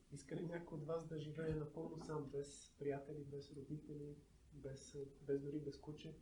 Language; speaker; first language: Bulgarian; native; Bulgarian